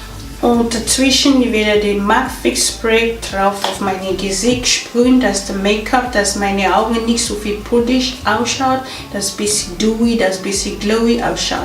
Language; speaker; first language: German; non-native, fluent; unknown